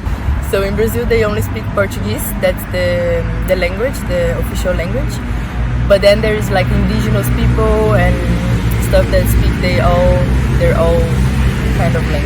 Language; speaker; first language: English; non-native, fluent; Portuguese